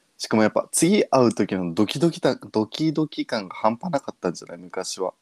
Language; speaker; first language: Japanese; native; Japanese